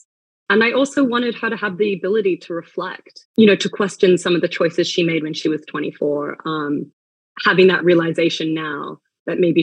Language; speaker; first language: English; native; English